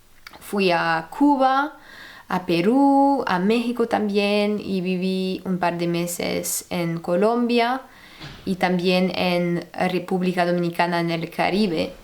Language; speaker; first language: Spanish; non-native, fluent; French